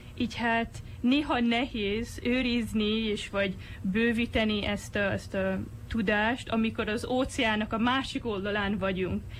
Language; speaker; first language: Hungarian; early bilingual, heritage; Hungarian